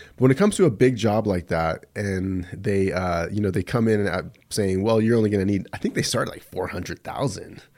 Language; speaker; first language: English; early bilingual, other home language; Spanish